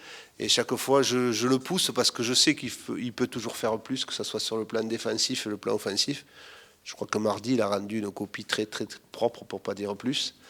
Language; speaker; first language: French; native; French